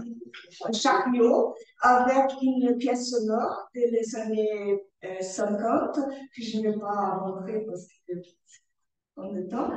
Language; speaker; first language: French; non-native, learner; Portuguese